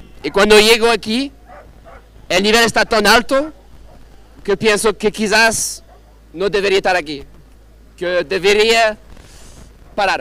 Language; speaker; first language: Spanish; non-native, fluent; Portuguese